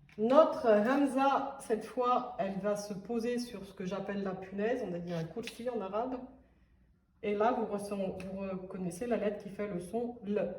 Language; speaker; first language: French; native; French